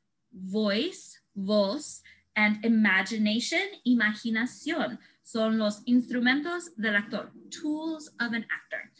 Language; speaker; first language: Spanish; early bilingual, heritage; Spanish